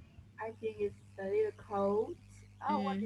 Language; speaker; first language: English; non-native, learner; Vietnamese